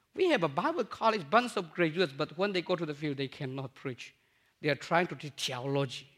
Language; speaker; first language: English; non-native, fluent; Burmese